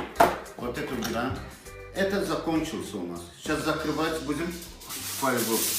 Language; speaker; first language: Russian; non-native, local second language; Azerbaijani